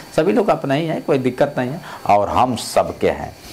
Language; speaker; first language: Hindi; native; Hindi